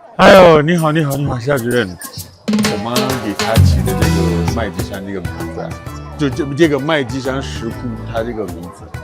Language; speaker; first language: Chinese; non-native, fluent; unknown